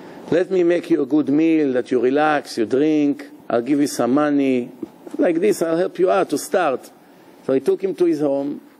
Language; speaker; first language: English; non-native, fluent; Hebrew